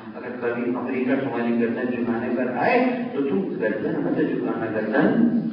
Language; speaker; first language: Urdu; non-native, local second language; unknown